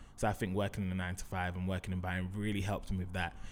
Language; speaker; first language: English; native; English